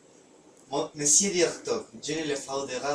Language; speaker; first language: French; non-native, learner; Spanish